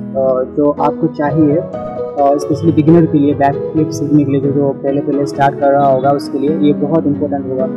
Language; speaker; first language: Hindi; non-native, local second language; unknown